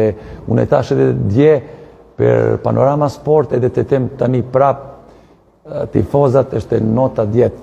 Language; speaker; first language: Albanian; non-native, learner; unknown